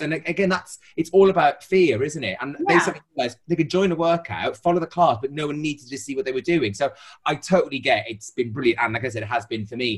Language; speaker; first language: English; native; English